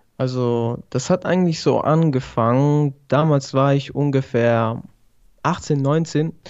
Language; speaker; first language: German; early bilingual, other home language; Italian